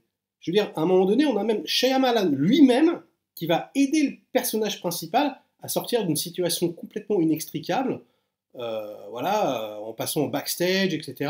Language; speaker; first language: French; native; French